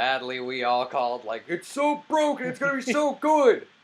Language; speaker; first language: English; native; English